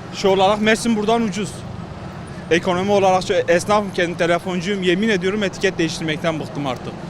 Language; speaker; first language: Turkish; native; Turkish